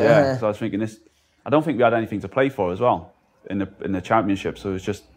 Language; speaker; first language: English; native; English